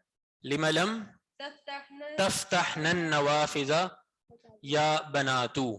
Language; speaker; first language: Arabic; non-native, fluent; Urdu